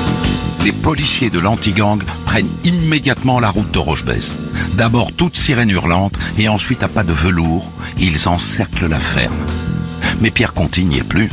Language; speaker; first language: French; native; French